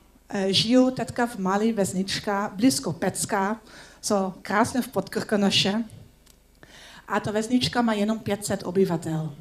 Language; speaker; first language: Czech; non-native, learner; Dutch